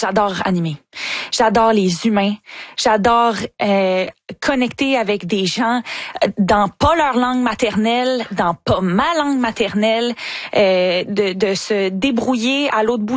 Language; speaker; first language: French; native; French